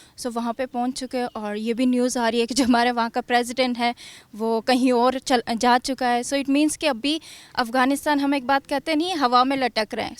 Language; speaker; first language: Hindi; non-native, fluent; Persian